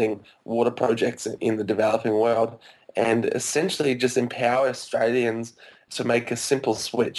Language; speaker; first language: English; native; English